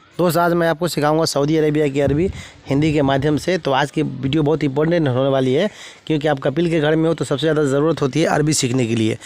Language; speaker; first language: Hindi; native; Hindi